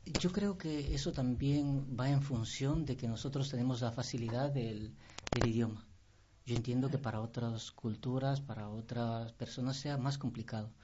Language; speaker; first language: Spanish; native; Spanish